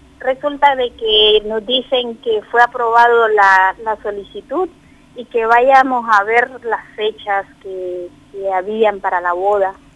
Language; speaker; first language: Spanish; native; Spanish